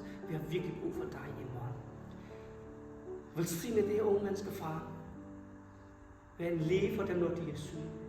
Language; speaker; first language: Danish; non-native, fluent; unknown